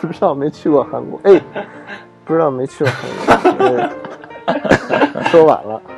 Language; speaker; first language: Chinese; native; Chinese